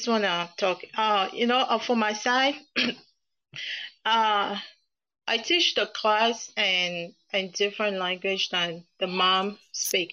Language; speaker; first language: English; non-native, fluent; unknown